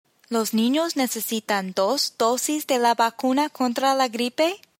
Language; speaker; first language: Spanish; non-native, fluent; English